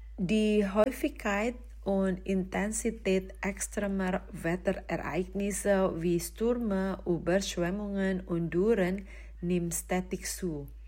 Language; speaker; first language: German; non-native, fluent; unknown